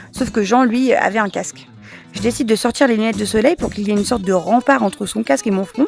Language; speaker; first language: French; native; French